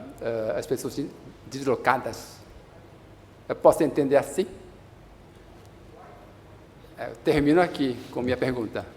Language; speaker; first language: Portuguese; non-native, fluent; Japanese